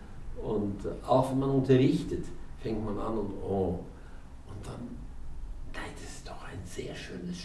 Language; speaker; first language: German; non-native, fluent; Norwegian